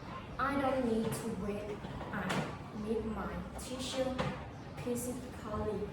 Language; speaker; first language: English; non-native, learner; Thai